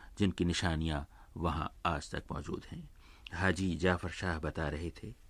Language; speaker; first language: Urdu; native; Urdu